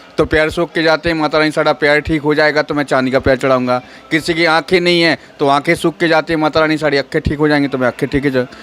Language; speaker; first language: Hindi; non-native, local second language; Punjabi